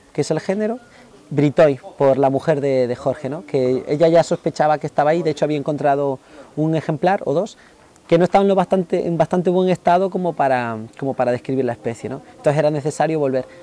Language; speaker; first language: Spanish; native; Spanish